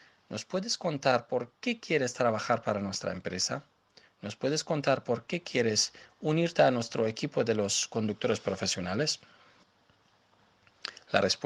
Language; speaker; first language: Spanish; non-native, fluent; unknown